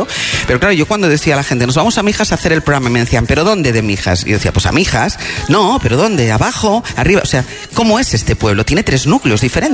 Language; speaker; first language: Spanish; native; Spanish